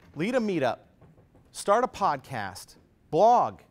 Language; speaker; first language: English; native; English